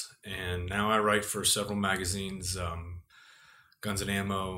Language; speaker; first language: English; native; English